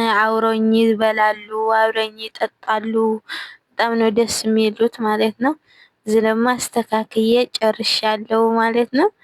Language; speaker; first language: Amharic; non-native, local second language; Tigrinya